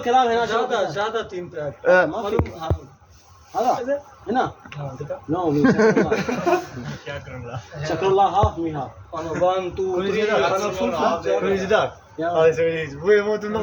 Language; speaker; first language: Arabic; non-native, learner; Urdu